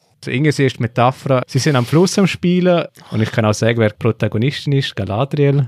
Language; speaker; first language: German; native; German